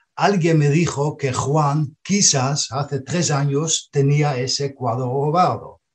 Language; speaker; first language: Spanish; non-native, fluent; Dutch